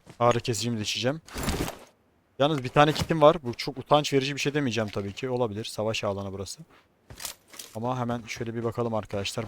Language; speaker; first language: Turkish; native; Turkish